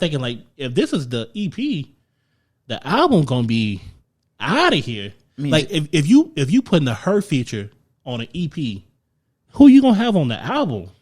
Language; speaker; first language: English; native; English